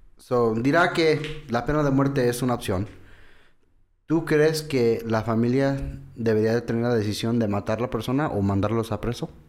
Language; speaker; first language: Spanish; early bilingual, heritage; English